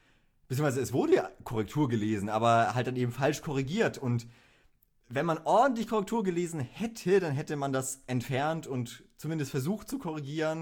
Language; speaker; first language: German; native; German